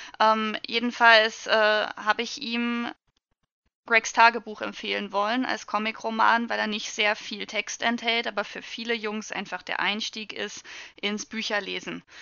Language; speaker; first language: German; native; German